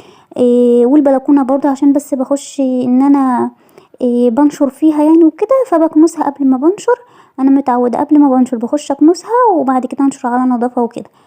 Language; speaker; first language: Arabic; native; Arabic